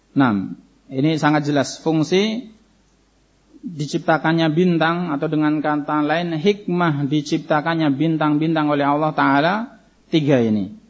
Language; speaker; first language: Indonesian; native; Indonesian